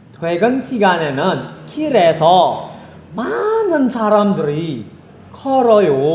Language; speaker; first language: Korean; non-native, fluent; Indonesian